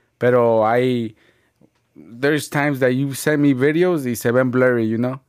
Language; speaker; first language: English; early bilingual, other home language; Spanish